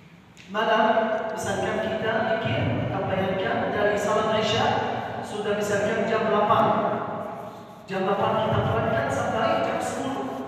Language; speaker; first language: Indonesian; non-native, learner; Arabic